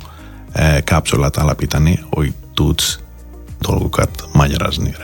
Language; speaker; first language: Hungarian; non-native, fluent; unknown